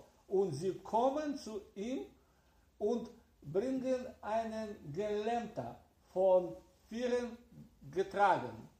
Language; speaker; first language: German; non-native, learner; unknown